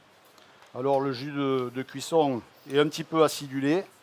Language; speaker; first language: French; native; French